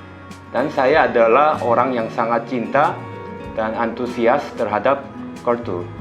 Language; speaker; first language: Indonesian; non-native, fluent; Korean